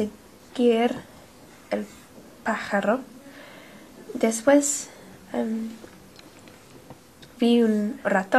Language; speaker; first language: Spanish; non-native, learner; English